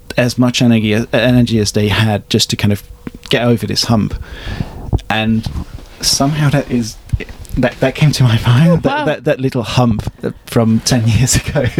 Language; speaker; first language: English; non-native, fluent; Hungarian